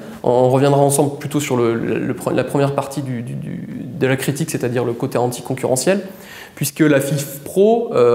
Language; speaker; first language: French; native; French